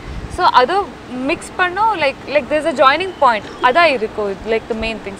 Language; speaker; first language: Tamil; non-native, learner; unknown